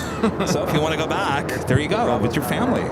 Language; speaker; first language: English; native; English